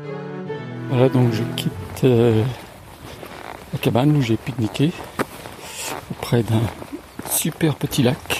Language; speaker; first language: French; native; French